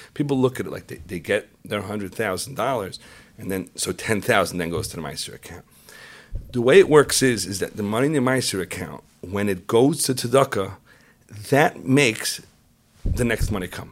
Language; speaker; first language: English; native; English